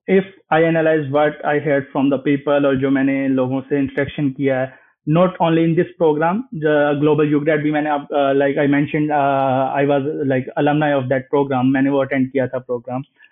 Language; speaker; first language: English; non-native, local second language; Hindi